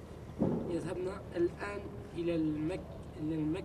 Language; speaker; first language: Arabic; non-native, learner; French